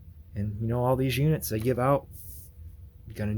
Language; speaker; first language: English; native; English